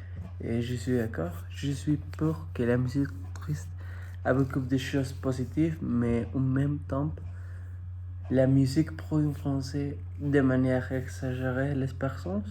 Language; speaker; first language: French; non-native, fluent; Spanish